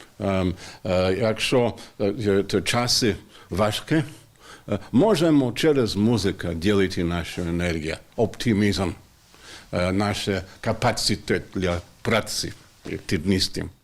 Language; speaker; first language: Ukrainian; non-native, learner; English